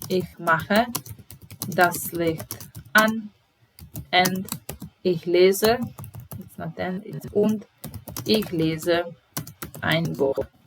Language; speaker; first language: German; non-native, fluent; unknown